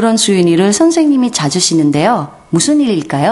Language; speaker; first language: Korean; native; Korean